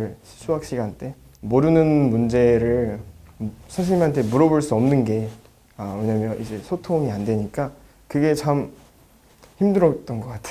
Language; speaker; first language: Korean; non-native, fluent; Nepali